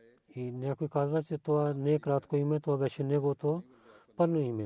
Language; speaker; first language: Bulgarian; non-native, learner; Urdu